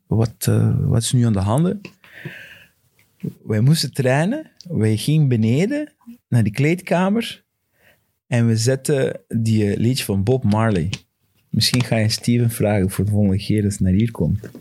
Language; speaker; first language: Dutch; non-native, fluent; Portuguese